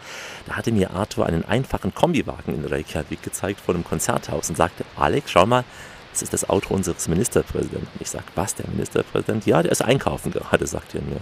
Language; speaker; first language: German; native; German